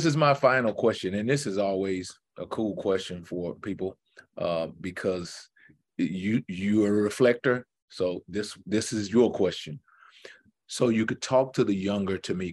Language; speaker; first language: English; native; English